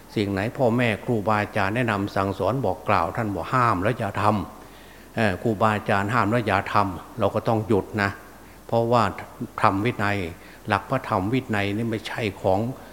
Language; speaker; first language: Thai; native; Thai